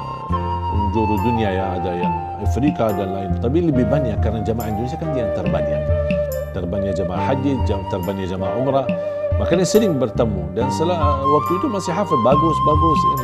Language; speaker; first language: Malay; non-native, fluent; Arabic